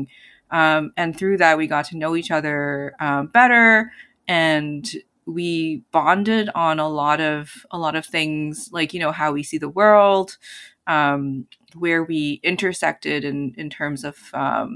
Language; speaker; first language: English; non-native, local second language; Cantonese